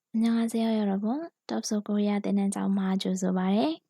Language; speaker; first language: Korean; non-native, fluent; Burmese